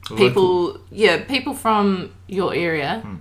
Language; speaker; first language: English; native; English